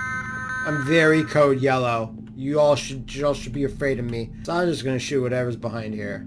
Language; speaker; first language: English; native; English